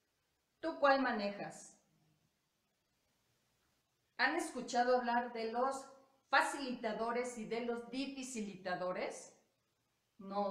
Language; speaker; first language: Spanish; native; Spanish